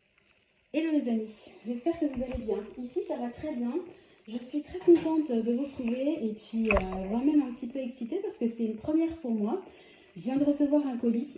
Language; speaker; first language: French; native; French